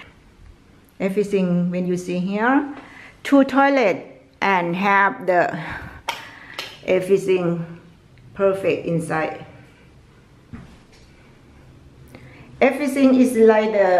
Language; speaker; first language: English; non-native, learner; Thai